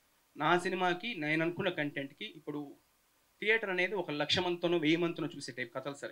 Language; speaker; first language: Telugu; native; Telugu